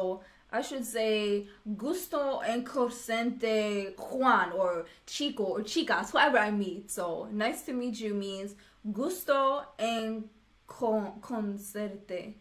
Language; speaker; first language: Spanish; non-native, learner; English